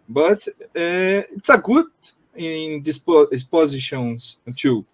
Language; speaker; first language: English; non-native, learner; Portuguese